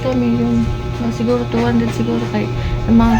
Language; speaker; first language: Filipino; non-native, local second language; Waray